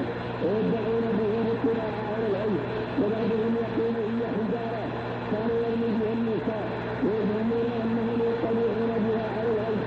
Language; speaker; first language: Arabic; native; Arabic